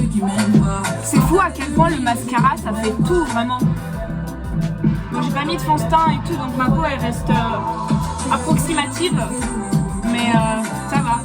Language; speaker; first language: French; native; French